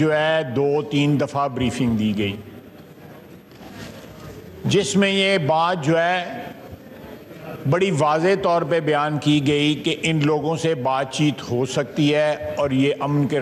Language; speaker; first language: Urdu; non-native, local second language; Punjabi